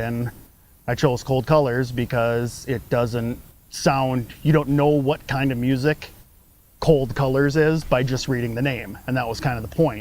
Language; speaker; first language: English; native; English